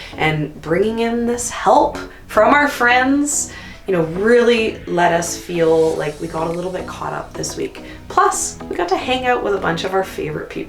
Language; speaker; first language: English; native; English